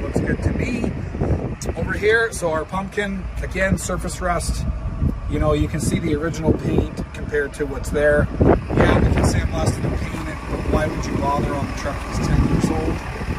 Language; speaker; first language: English; native; English